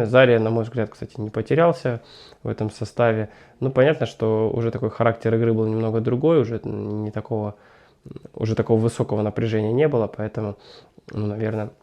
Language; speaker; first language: Russian; native; Russian